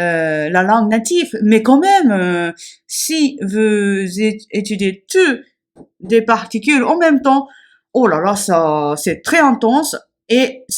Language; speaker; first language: French; non-native, fluent; Japanese